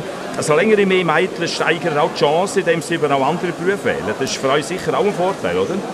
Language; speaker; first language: German; native; German